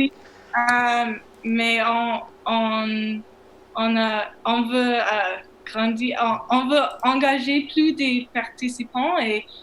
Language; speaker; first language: French; non-native, learner; English